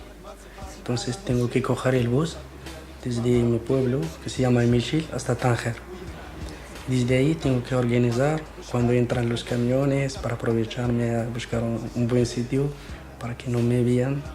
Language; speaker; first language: Spanish; non-native, fluent; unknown